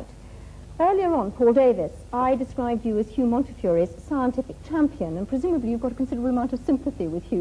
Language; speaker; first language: English; native; English